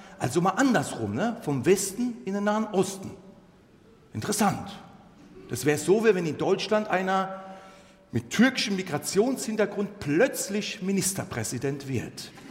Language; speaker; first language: German; early bilingual, other home language; Turkish